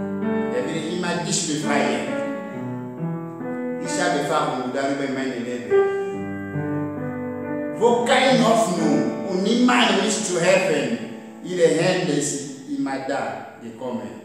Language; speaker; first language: German; non-native, learner; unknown